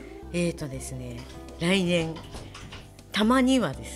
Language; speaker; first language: Japanese; native; Japanese